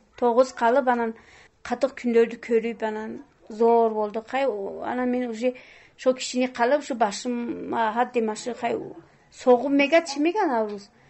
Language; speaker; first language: Kyrgyz; non-native, local second language; Tajik